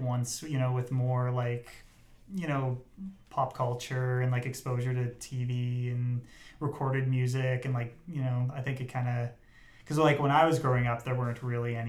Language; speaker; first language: English; native; English